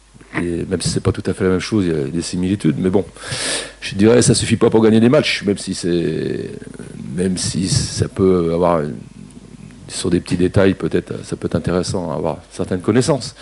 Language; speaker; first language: French; native; French